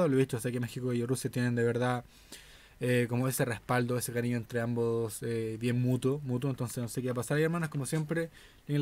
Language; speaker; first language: Spanish; native; Spanish